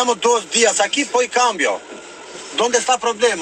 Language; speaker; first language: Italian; non-native, fluent; Albanian